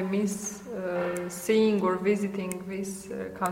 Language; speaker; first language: English; non-native, learner; Romanian